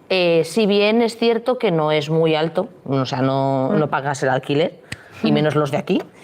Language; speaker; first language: Spanish; native; Spanish